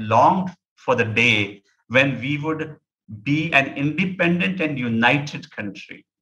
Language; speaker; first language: English; non-native, local second language; Punjabi